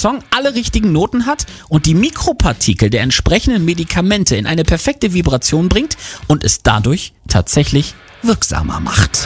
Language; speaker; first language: German; native; German